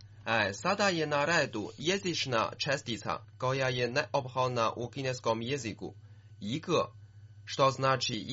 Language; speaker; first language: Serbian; non-native, fluent; Chinese